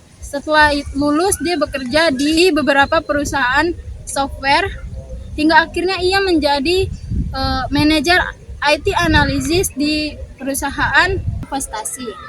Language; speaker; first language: Indonesian; native; Indonesian